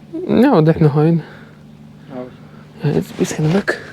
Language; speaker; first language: German; non-native, learner; Ukrainian